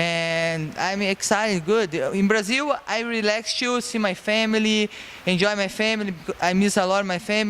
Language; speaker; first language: English; non-native, learner; Portuguese